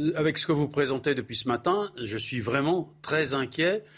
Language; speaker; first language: French; native; French